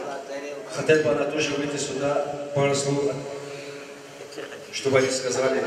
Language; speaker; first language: Russian; non-native, local second language; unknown